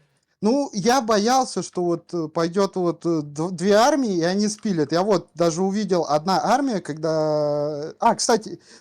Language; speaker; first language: Russian; native; Russian